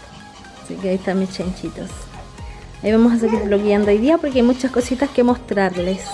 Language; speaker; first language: Spanish; native; Spanish